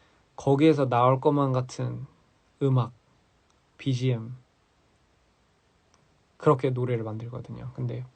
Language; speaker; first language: Korean; early bilingual, heritage; English